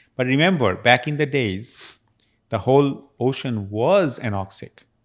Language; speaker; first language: English; non-native, local second language; Bangla